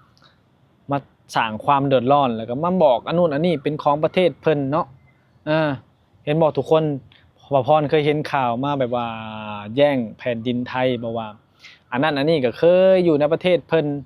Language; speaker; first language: Thai; non-native, local second language; Lao